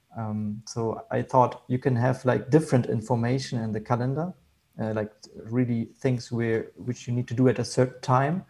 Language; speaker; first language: English; non-native, fluent; German